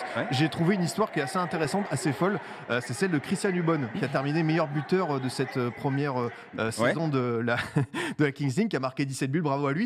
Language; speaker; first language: French; native; French